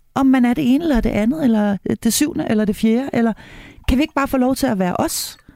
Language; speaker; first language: Danish; native; Danish